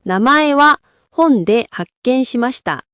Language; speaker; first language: Japanese; non-native, fluent; Korean